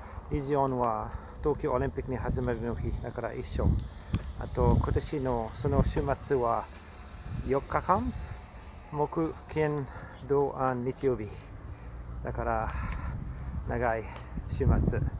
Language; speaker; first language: Japanese; non-native, learner; French